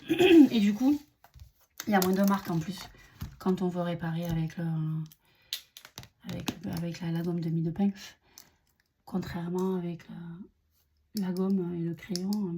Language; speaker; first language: French; native; French